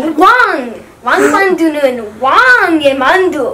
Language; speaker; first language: Korean; early bilingual, heritage; English